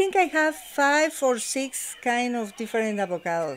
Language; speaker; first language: English; non-native, learner; Spanish